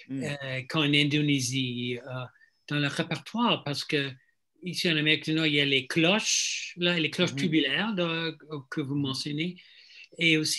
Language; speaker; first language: French; non-native, fluent; English